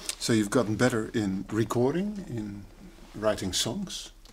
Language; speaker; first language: English; non-native, fluent; Dutch